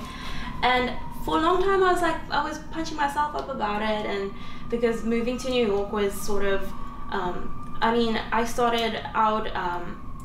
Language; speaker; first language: English; non-native, local second language; Afrikaans